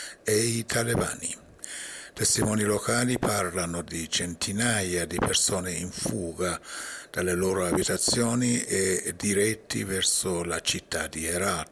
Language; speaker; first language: Italian; non-native, fluent; Persian